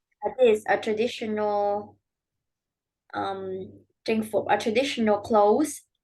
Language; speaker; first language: English; non-native, learner; Vietnamese